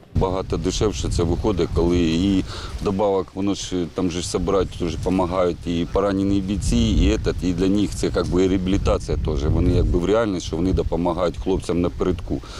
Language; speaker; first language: Ukrainian; native; Ukrainian